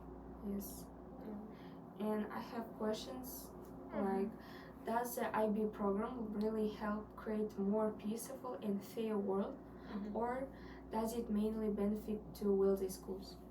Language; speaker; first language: English; non-native, learner; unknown